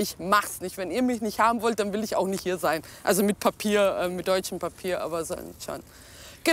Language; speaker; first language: German; early bilingual, other home language; Bosnian